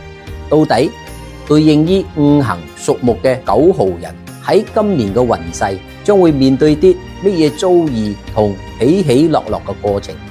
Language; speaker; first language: Chinese; non-native, local second language; Cantonese